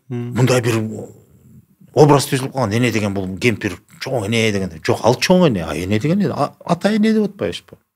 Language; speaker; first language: Kyrgyz; non-native, local second language; Russian